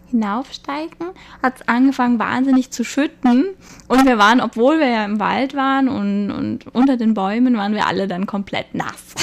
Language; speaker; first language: German; native; German